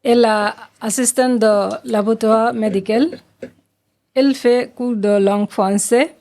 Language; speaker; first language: French; non-native, learner; Bangla